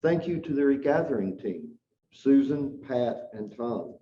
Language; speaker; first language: English; native; English